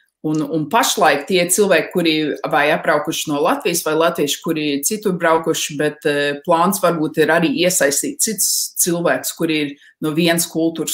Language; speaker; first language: Latvian; early bilingual, heritage; Latvian